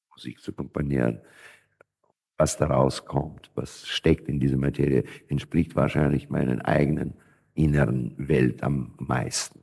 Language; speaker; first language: German; non-native, fluent; Russian